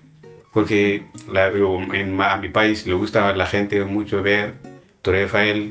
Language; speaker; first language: Spanish; non-native, learner; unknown